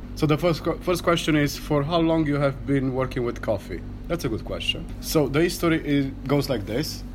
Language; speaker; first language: English; non-native, learner; Romanian